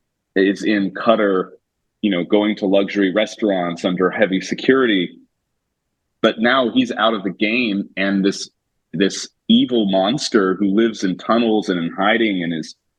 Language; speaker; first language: English; native; English